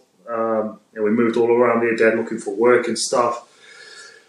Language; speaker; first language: English; native; English